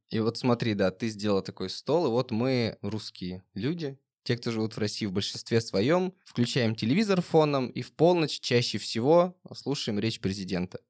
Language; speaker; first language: Russian; native; Russian